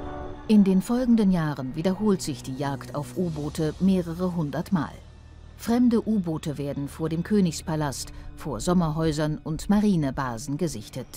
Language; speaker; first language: German; native; German